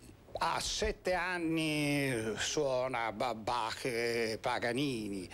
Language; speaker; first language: Italian; native; Italian